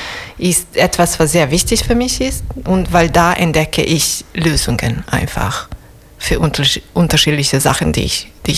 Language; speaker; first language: German; non-native, fluent; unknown